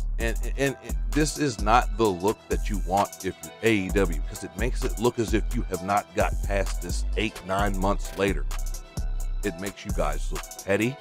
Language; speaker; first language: English; native; English